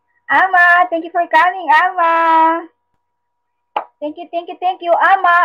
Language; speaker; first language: English; non-native, local second language; Filipino